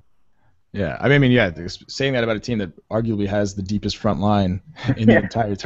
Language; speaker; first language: English; native; English